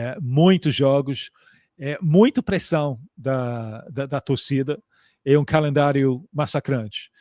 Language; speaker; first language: Portuguese; non-native, fluent; English